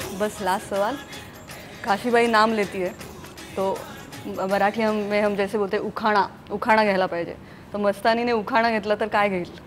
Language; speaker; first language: Hindi; non-native, local second language; Marathi